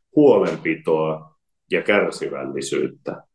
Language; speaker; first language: Finnish; native; Finnish